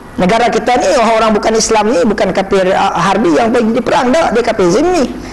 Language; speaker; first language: Malay; non-native, local second language; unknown